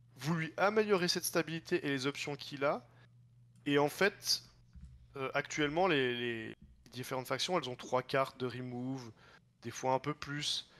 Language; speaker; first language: French; native; French